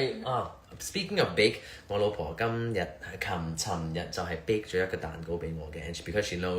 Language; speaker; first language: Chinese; early bilingual, heritage; Cantonese